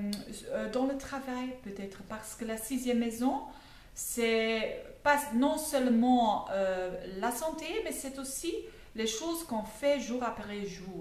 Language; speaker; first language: French; non-native, fluent; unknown